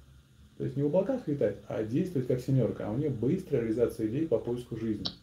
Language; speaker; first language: Russian; native; Russian